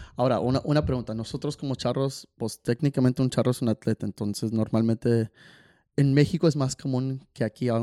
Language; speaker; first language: Spanish; early bilingual, heritage; Spanish